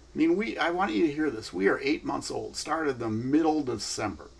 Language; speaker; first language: English; native; English